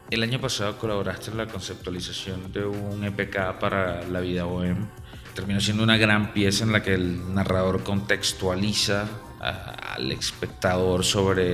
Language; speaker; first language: Spanish; native; Spanish